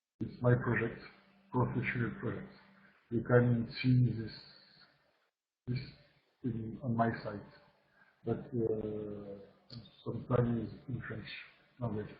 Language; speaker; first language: English; non-native, learner; French